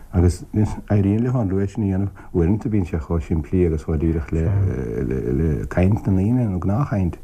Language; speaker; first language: Irish; native; Irish